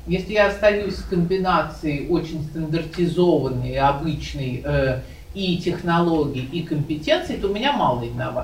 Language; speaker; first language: Russian; native; Russian